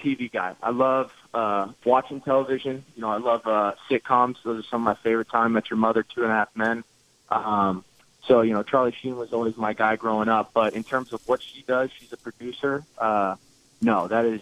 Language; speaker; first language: English; native; English